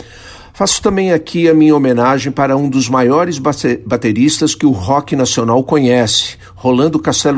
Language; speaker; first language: Portuguese; native; Portuguese